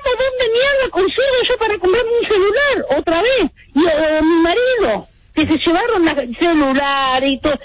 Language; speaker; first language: Spanish; early bilingual, other home language; Italian